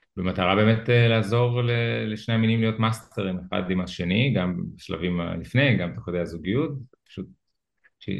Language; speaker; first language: Hebrew; early bilingual, other home language; Russian